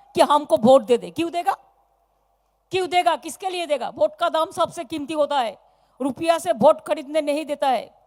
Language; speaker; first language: Hindi; non-native, local second language; Bangla